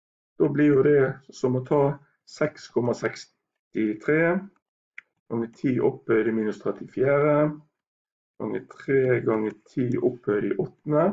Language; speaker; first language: Norwegian; native; Norwegian